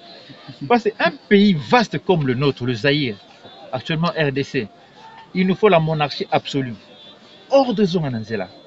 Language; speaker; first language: French; non-native, local second language; Lingala